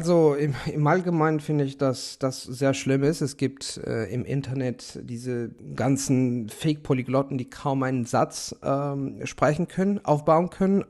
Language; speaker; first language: German; non-native, fluent; Italian